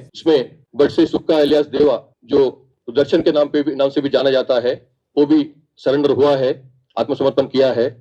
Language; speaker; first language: Hindi; non-native, local second language; Telugu